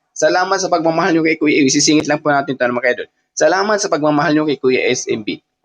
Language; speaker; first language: Filipino; non-native, local second language; Waray